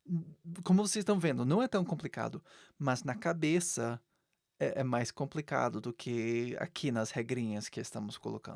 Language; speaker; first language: Portuguese; non-native, fluent; English